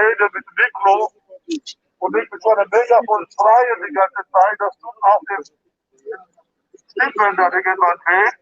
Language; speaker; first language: German; non-native, fluent; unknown